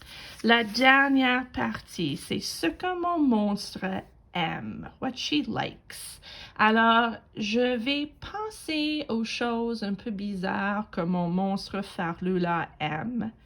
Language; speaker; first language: French; non-native, fluent; English